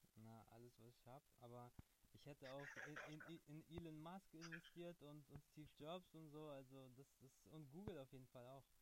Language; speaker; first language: German; early bilingual, other home language; Russian